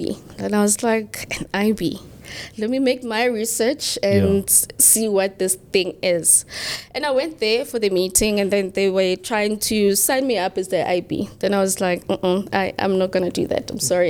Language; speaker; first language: English; non-native, local second language; Southern Sotho